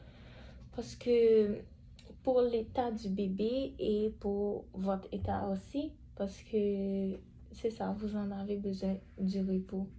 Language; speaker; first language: French; native; French